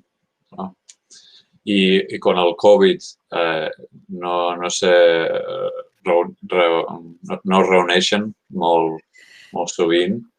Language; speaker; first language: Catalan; non-native, learner; English